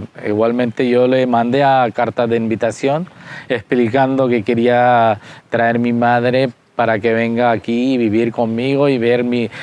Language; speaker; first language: Spanish; non-native, fluent; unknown